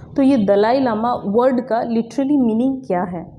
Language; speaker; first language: Hindi; non-native, local second language; Bangla